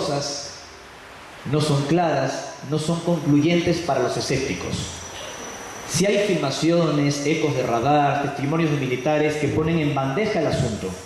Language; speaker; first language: Spanish; native; Spanish